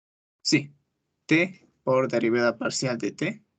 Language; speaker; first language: Spanish; native; Spanish